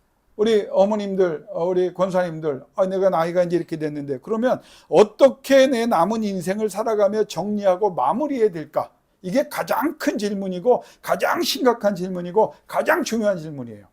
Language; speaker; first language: Korean; native; Korean